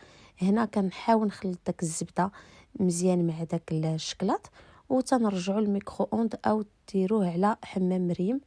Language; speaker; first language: Arabic; native; Arabic